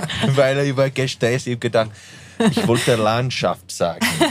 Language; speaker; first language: German; non-native, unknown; English